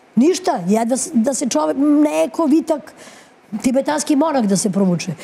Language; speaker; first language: Serbian; native; Serbian